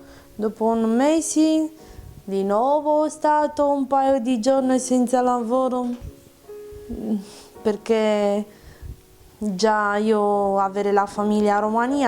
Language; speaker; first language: Italian; non-native, learner; Romanian